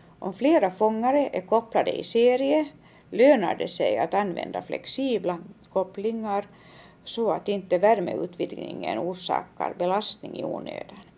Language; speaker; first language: Swedish; native; Swedish